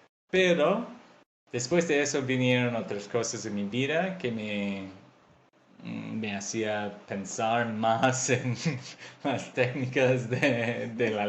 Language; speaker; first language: Spanish; non-native, fluent; English